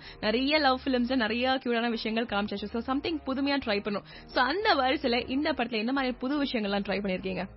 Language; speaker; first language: Tamil; native; Tamil